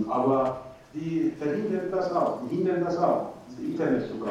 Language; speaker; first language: German; non-native, learner; Turkish